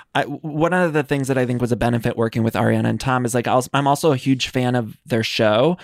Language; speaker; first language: English; native; English